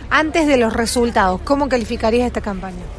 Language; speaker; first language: Spanish; native; Spanish